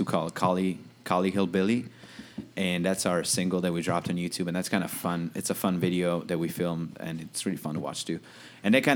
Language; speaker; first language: English; non-native, fluent; Italian